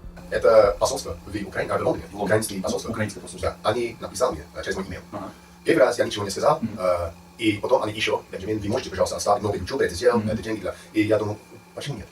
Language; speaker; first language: Russian; non-native, learner; English